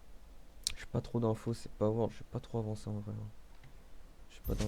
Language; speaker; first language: French; native; French